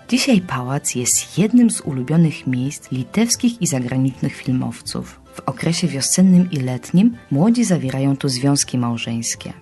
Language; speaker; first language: Polish; native; Polish